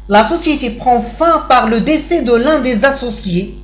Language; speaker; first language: French; non-native, local second language; Arabic